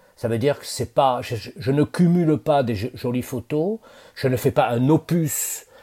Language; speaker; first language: French; native; French